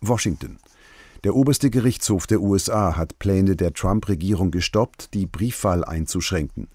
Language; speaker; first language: German; native; German